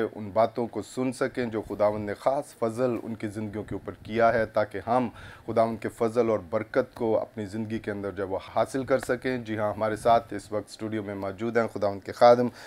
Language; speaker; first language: Urdu; non-native, local second language; Punjabi